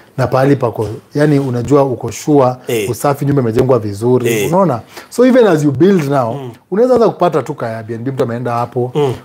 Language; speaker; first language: Swahili; native; Swahili